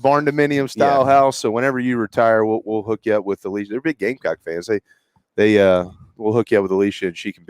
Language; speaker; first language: English; native; English